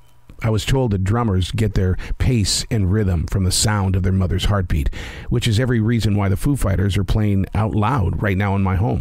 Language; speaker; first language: English; native; English